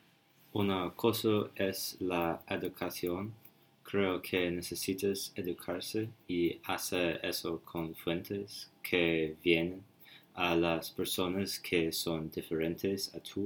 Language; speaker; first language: Spanish; non-native, learner; English